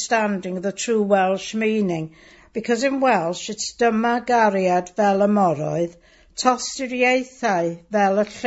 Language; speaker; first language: English; non-native, local second language; Welsh